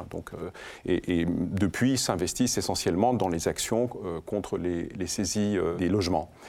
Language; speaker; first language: French; non-native, fluent; Greek